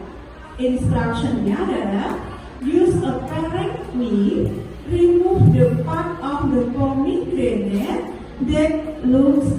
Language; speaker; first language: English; non-native, learner; Indonesian